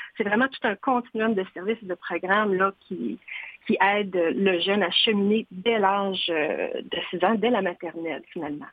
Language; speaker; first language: French; native; French